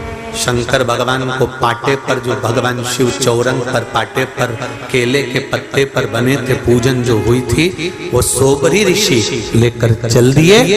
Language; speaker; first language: Hindi; native; Hindi